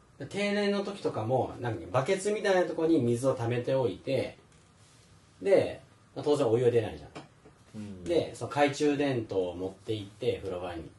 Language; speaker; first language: Japanese; early bilingual, heritage; Japanese